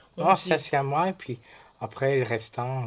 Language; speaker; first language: French; native; French